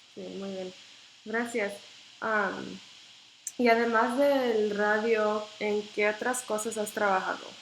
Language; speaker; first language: Spanish; non-native, learner; English